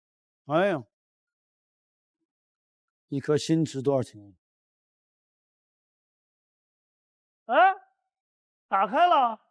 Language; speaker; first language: Chinese; native; Chinese